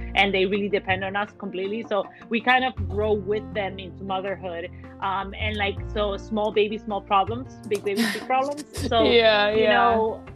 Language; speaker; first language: English; early bilingual, other home language; Spanish